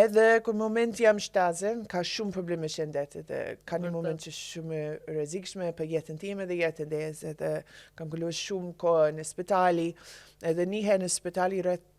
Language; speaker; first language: Albanian; non-native, learner; English